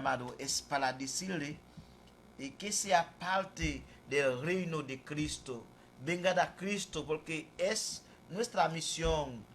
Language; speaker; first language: Spanish; non-native, fluent; Haitian Creole